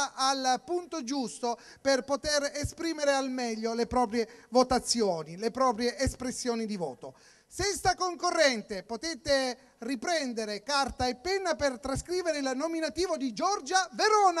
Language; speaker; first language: Italian; native; Italian